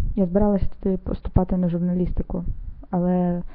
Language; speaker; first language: Ukrainian; non-native, local second language; Russian